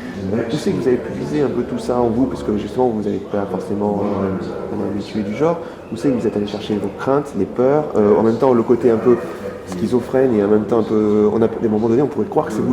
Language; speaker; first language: French; native; French